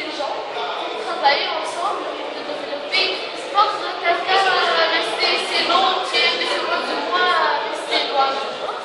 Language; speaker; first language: French; non-native, learner; Arabic